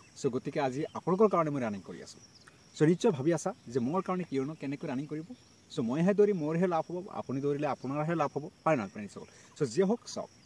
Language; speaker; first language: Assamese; non-native, local second language; Bangla